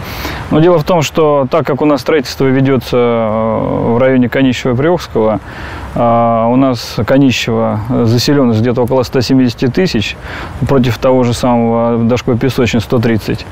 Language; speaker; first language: Russian; native; Russian